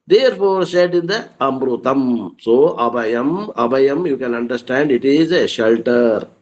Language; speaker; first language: English; non-native, local second language; Kannada